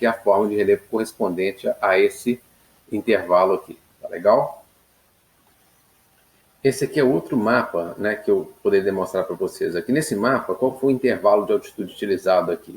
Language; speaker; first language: Portuguese; native; Portuguese